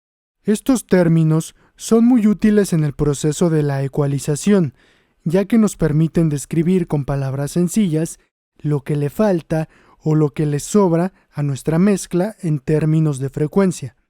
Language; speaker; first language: Spanish; native; Spanish